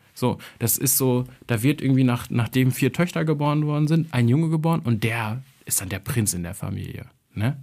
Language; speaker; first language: German; early bilingual, other home language; Albanian